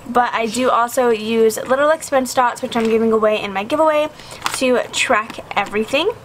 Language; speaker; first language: English; native; English